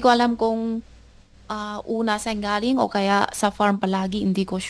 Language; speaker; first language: Filipino; non-native, learner; Chinese